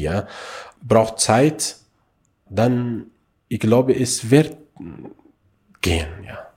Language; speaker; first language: German; non-native, learner; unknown